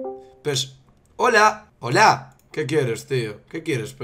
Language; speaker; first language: Spanish; native; Spanish